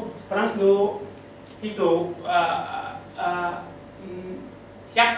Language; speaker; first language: Japanese; non-native, learner; Mossi